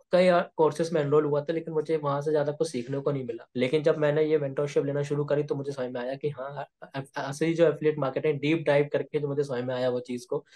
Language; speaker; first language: Hindi; native; Hindi